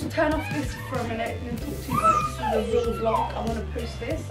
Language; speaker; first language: English; native; English